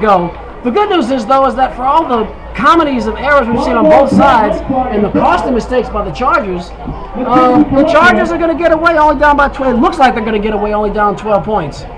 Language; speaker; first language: English; native; English